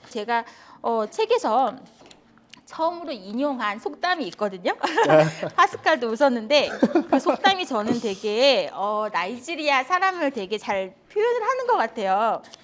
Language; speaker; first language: Korean; native; Korean